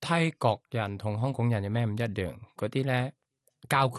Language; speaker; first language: Cantonese; non-native, learner; Thai